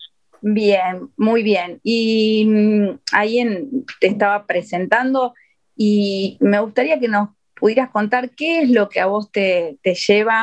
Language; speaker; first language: Spanish; native; Spanish